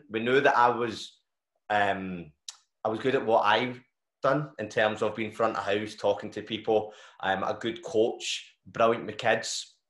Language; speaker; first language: English; native; English